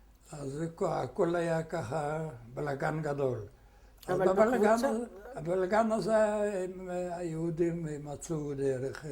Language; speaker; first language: Hebrew; non-native, fluent; Yiddish